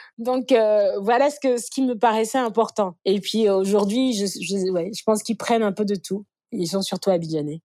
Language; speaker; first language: French; native; French